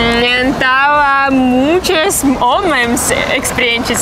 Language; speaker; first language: Portuguese; non-native, learner; Russian